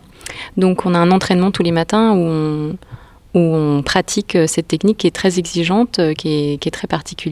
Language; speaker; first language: French; native; French